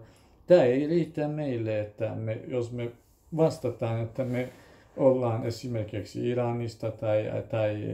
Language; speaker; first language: Finnish; non-native, fluent; Kurdish